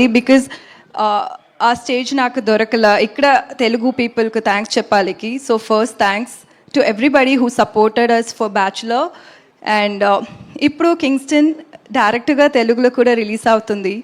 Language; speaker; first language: Telugu; non-native, learner; Tamil